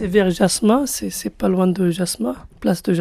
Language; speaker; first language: French; non-native, learner; Kurdish